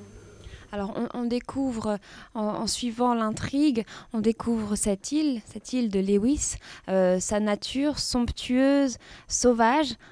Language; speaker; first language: French; native; French